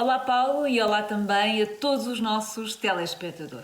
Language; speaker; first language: Portuguese; native; Portuguese